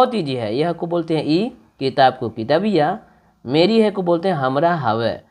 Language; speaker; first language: Hindi; non-native, local second language; Bhojpuri